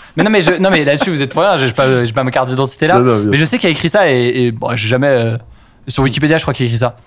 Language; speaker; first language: French; native; French